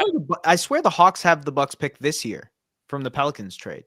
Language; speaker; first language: English; native; English